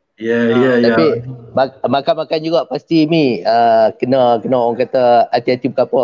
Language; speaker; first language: Malay; native; Malay